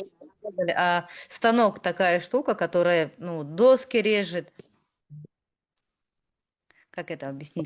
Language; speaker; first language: Russian; native; Russian